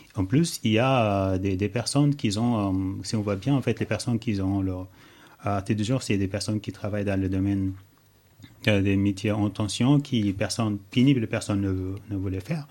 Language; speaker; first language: French; non-native, fluent; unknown